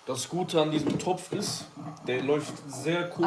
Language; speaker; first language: German; early bilingual, other home language; Kurdish